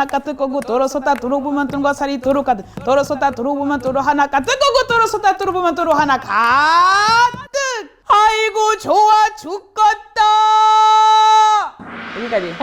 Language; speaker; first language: Korean; non-native, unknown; French